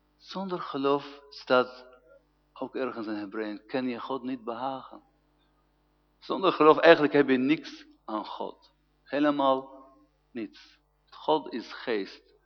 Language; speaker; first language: Dutch; non-native, fluent; Arabic